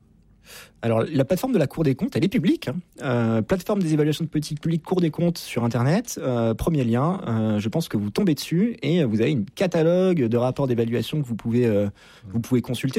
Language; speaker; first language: French; native; French